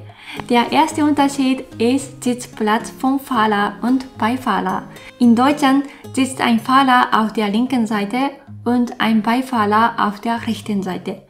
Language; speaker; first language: German; non-native, fluent; Japanese